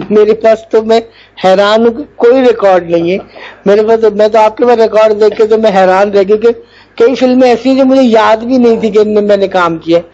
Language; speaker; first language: Urdu; non-native, local second language; Punjabi